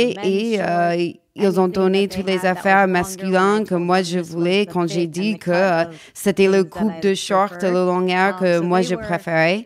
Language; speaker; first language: French; non-native, learner; English